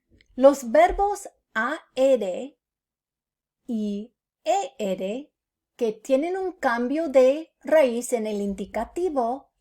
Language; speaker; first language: Spanish; non-native, fluent; English